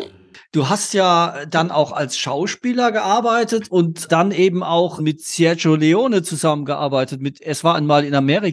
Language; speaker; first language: German; native; German